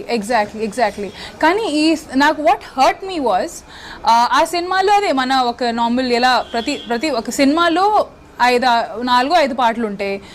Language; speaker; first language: Telugu; non-native, local second language; Hindi